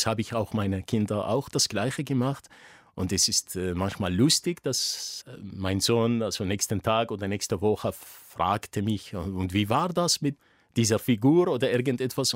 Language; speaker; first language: German; non-native, fluent; Arabic